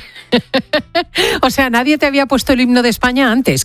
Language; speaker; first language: Spanish; native; Spanish